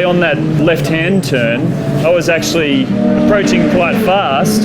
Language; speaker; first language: English; native; English